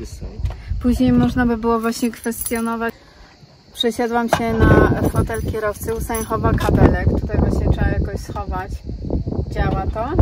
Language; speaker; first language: Polish; native; Polish